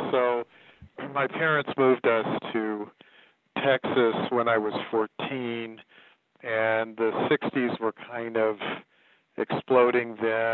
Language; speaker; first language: English; native; English